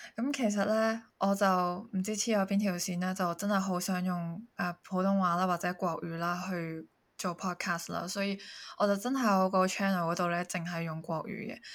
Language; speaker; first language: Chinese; non-native, local second language; Cantonese